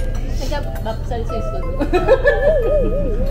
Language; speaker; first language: Korean; non-native, learner; Filipino